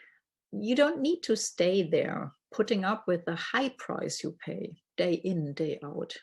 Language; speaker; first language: English; non-native, fluent; German